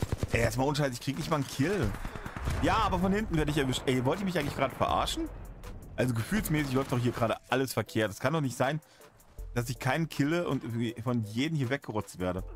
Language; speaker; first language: German; native; German